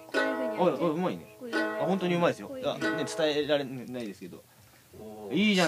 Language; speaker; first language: Japanese; native; Japanese